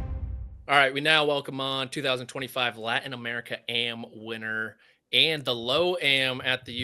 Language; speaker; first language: English; native; English